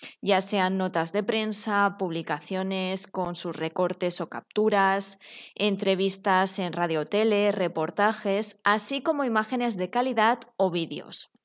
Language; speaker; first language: Spanish; native; Spanish